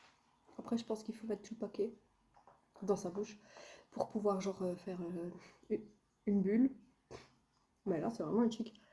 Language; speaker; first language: French; native; French